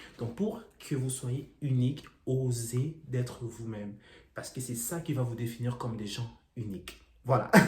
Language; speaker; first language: French; non-native, local second language; Lingala